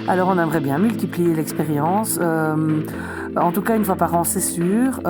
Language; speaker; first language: French; native; French